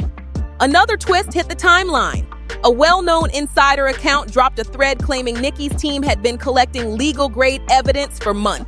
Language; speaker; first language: English; native; English